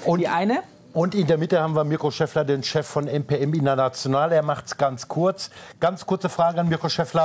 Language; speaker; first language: German; native; German